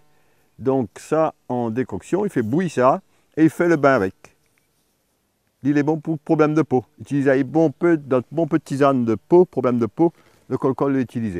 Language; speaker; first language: French; native; French